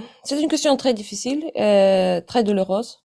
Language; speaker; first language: French; non-native, fluent; Ukrainian